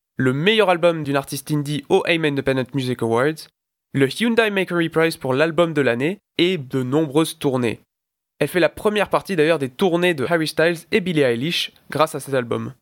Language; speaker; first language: French; native; French